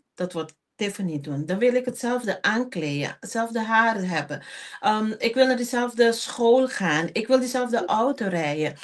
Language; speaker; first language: Dutch; non-native, local second language; Papiamento